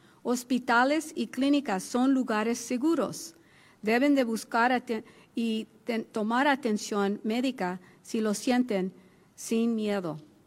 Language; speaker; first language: Spanish; early bilingual, heritage; Spanish